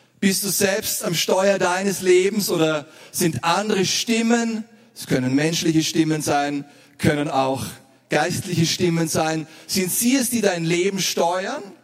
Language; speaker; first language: German; native; German